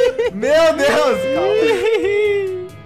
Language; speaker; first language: Portuguese; native; Portuguese